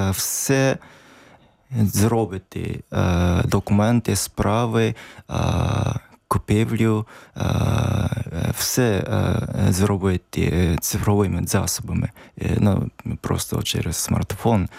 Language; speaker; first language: Ukrainian; non-native, learner; Japanese